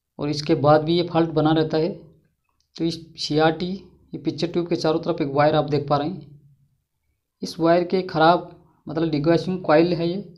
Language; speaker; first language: Hindi; native; Hindi